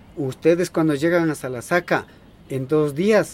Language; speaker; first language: Spanish; non-native, local second language; Quechua